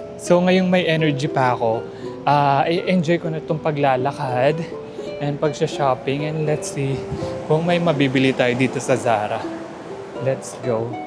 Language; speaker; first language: Filipino; native; Filipino